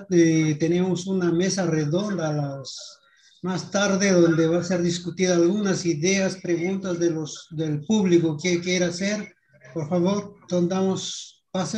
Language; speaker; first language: Spanish; native; Spanish